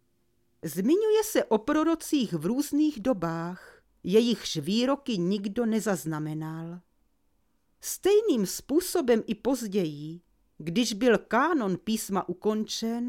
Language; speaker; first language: Czech; native; Czech